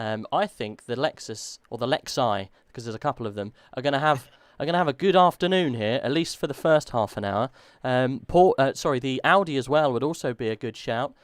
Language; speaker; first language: English; native; English